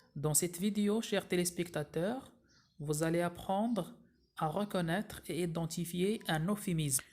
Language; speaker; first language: French; non-native, local second language; Arabic